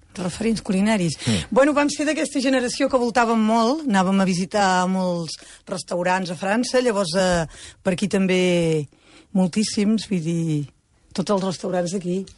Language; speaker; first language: Catalan; native; Catalan